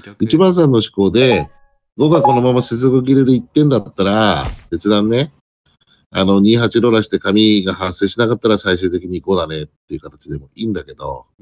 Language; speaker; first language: Japanese; native; Japanese